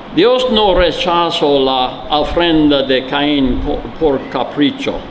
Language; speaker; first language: Spanish; non-native, learner; English